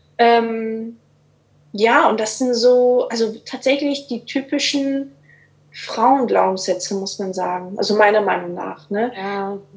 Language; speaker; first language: German; early bilingual, other home language; Portuguese